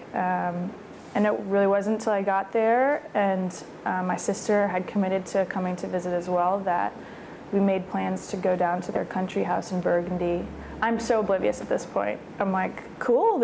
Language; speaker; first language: English; native; English